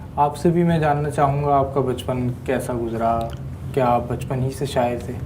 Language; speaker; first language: Urdu; native; Urdu